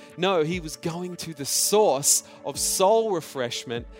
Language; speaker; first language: English; native; English